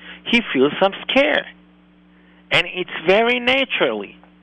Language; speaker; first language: English; non-native, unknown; Hebrew